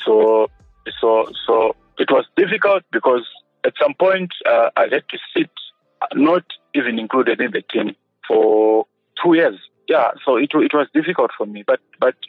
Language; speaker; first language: English; non-native, local second language; Shona